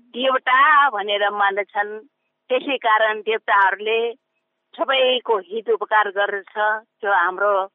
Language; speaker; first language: Nepali; non-native, local second language; Newari